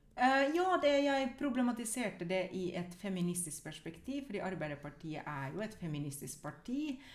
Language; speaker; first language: Norwegian; non-native, fluent; Finnish